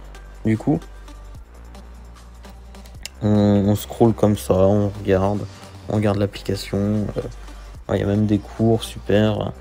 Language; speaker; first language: French; native; French